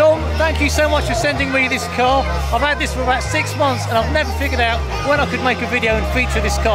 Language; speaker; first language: English; native; English